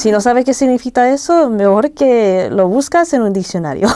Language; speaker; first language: Spanish; early bilingual, heritage; English